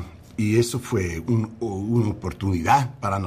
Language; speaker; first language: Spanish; non-native, fluent; English